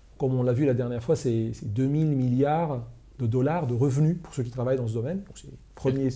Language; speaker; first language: French; non-native, local second language; Arabic